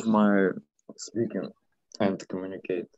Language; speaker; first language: English; non-native, learner; Ukrainian